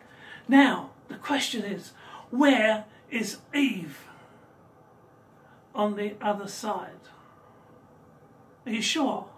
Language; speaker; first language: English; native; English